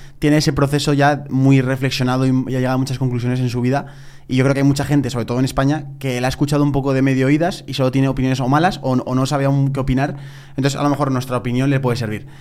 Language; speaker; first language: Spanish; native; Spanish